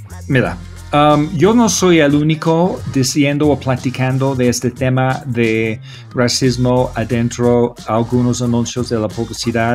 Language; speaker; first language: Spanish; non-native, fluent; English